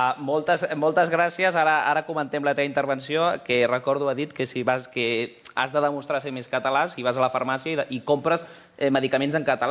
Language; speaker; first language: Catalan; native; Catalan